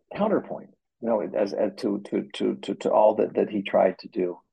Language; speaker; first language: English; native; English